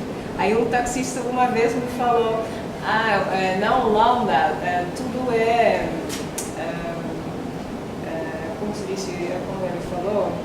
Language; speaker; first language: Portuguese; non-native, fluent; Dutch